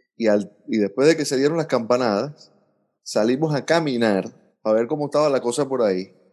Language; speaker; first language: Spanish; native; Spanish